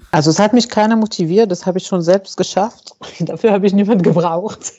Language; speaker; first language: German; non-native, fluent; Arabic